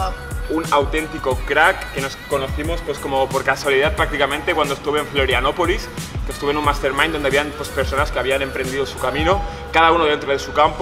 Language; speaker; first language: Spanish; native; Spanish